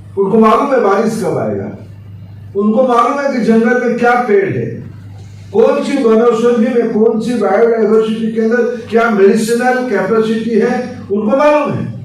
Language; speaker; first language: Hindi; non-native, local second language; Odia